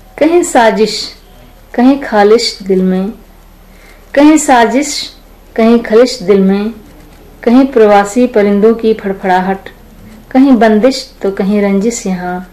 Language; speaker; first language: Hindi; native; Hindi